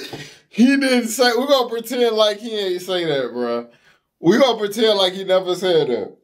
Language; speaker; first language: English; native; English